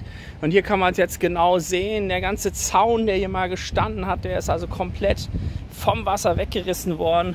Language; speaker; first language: German; native; German